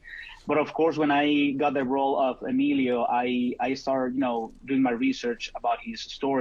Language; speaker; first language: English; non-native, fluent; Spanish